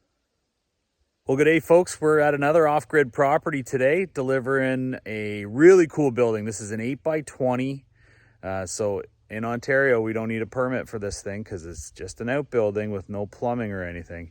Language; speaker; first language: English; native; English